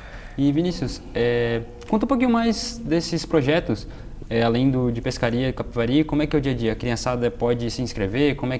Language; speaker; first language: Portuguese; native; Portuguese